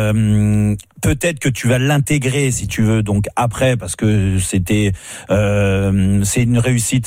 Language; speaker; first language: French; native; French